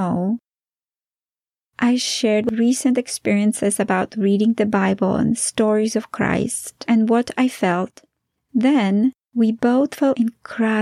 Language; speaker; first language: English; non-native, fluent; Polish